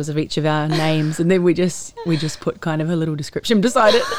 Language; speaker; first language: English; native; English